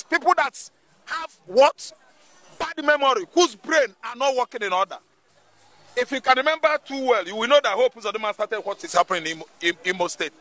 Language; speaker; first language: English; non-native, local second language; Igbo